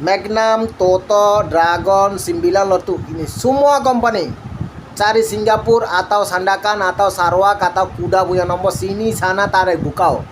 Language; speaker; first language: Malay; non-native, learner; Bangla